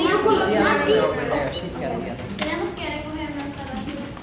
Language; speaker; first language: Spanish; non-native, learner; English